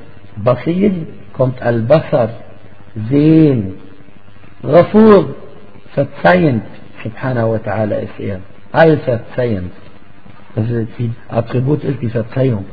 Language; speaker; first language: German; non-native, fluent; Arabic